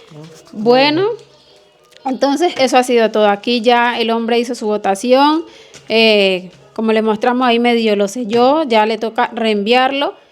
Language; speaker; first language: Spanish; native; Spanish